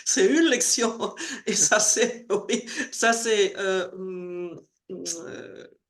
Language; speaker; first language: French; non-native, learner; Spanish